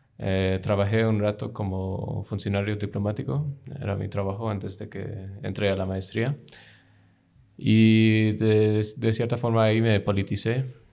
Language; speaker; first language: Spanish; non-native, fluent; English